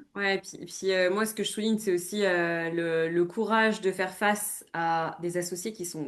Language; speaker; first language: French; native; French